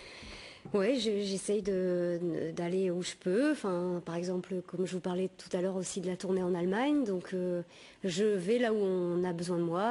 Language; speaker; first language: French; native; French